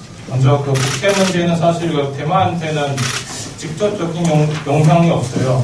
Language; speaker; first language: Korean; non-native, learner; Chinese